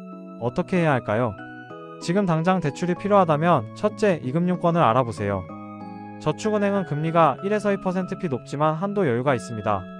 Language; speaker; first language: Korean; native; Korean